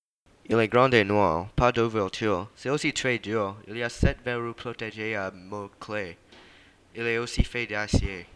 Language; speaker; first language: French; non-native, learner; English